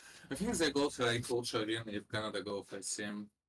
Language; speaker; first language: English; non-native, learner; Russian